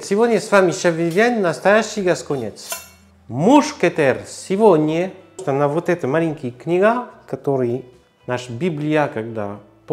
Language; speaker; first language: Russian; non-native, learner; French